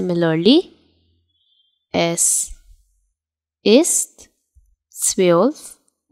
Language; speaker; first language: German; non-native, fluent; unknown